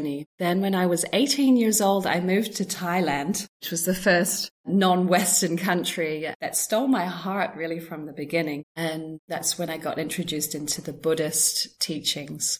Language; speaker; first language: English; native; English